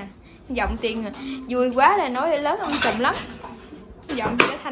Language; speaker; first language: Vietnamese; native; Vietnamese